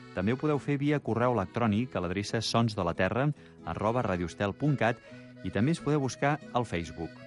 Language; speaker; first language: Catalan; native; Catalan